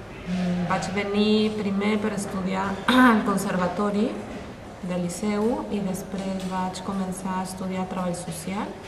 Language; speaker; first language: Catalan; non-native, fluent; Spanish